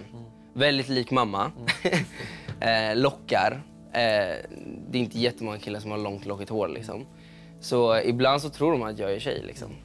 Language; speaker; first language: Swedish; early bilingual, other home language; Spanish